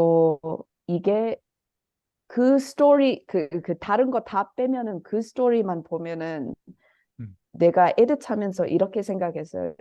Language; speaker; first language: Korean; early bilingual, heritage; Korean